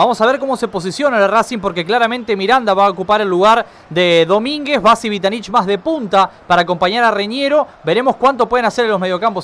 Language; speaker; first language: Spanish; native; Spanish